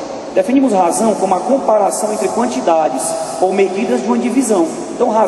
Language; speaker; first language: Portuguese; native; Portuguese